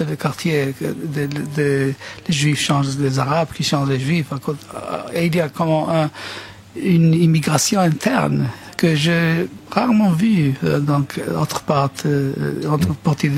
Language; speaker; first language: French; non-native, fluent; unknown